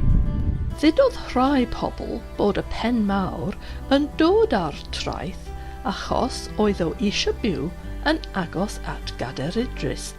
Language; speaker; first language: Welsh; non-native, fluent; English